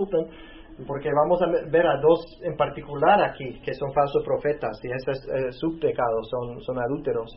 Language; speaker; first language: Spanish; native; Spanish